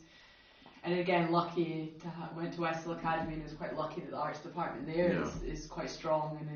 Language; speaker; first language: English; native; English